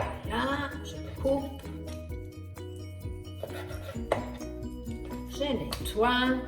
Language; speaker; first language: French; non-native, fluent; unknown